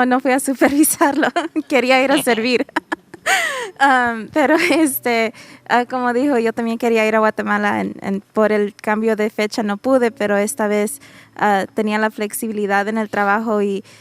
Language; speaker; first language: Spanish; early bilingual, heritage; Spanish